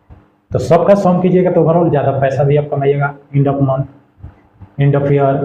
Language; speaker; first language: Hindi; native; Hindi